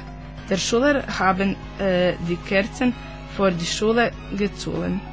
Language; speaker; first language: German; non-native, learner; Croatian